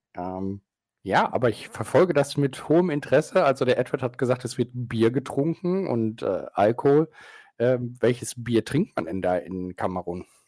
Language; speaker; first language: German; native; German